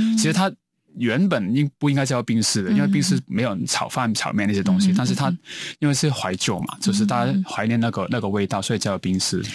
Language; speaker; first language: Chinese; non-native, local second language; Cantonese